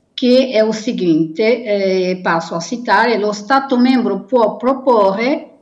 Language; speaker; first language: Italian; non-native, fluent; Portuguese